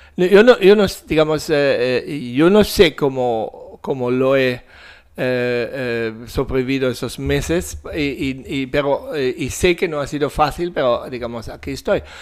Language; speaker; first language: Spanish; non-native, fluent; German